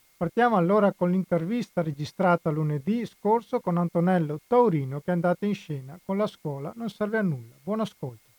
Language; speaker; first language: Italian; native; Italian